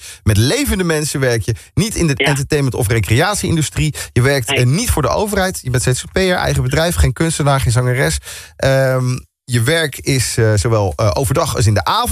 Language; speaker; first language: Dutch; native; Dutch